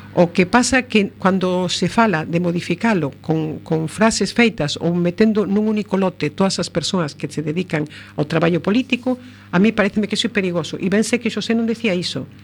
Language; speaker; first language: Galician; native; Galician